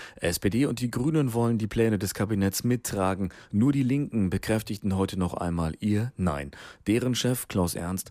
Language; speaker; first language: German; native; German